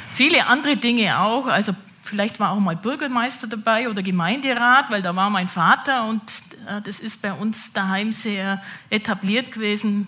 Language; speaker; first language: German; native; German